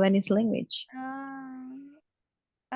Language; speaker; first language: English; non-native, fluent; Javanese